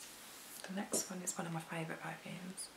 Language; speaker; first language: English; native; English